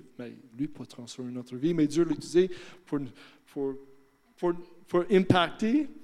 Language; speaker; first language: French; non-native, fluent; English